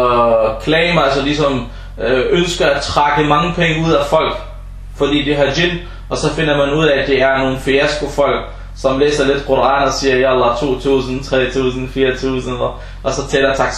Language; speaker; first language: Danish; non-native, fluent; Arabic